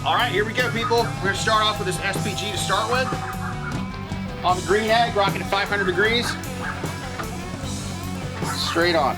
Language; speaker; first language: English; native; English